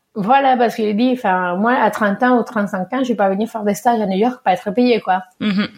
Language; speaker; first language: French; early bilingual, other home language; Spanish